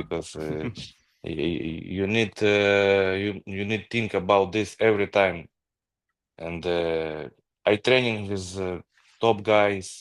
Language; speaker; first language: English; non-native, learner; Ukrainian